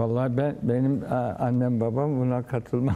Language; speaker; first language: Turkish; early bilingual, heritage; Turkish